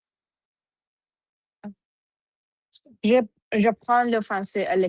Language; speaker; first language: French; non-native, learner; Punjabi